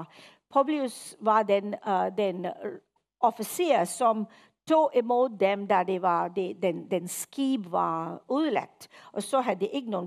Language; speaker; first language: Danish; non-native, fluent; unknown